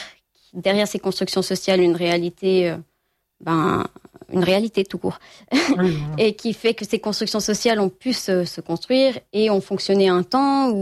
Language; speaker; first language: French; native; French